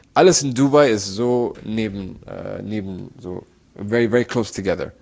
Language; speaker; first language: German; early bilingual, other home language; English